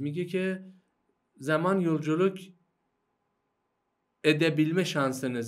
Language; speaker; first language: Turkish; non-native, fluent; Persian